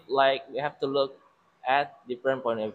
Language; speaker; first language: English; non-native, fluent; Indonesian